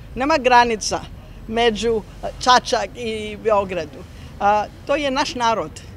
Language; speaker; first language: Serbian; non-native, learner; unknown